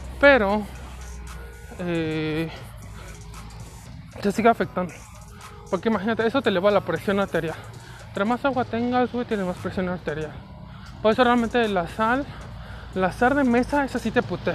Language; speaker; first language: Spanish; native; Spanish